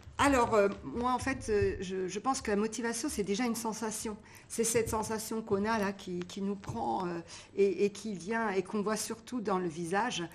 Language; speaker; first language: French; early bilingual, other home language; Portuguese